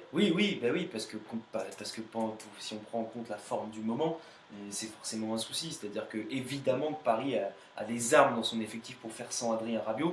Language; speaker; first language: French; native; French